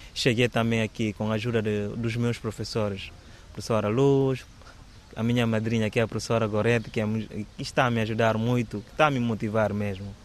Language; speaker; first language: Portuguese; non-native, local second language; Upper Guinea Crioulo